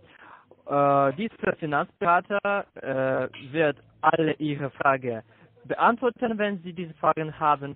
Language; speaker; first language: German; non-native, learner; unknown